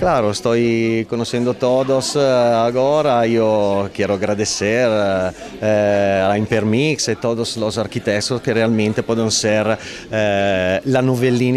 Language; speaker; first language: Portuguese; non-native, learner; Italian